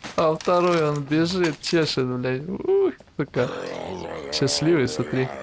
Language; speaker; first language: Russian; native; Russian